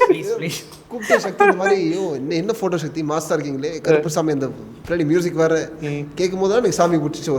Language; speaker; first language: Tamil; native; Tamil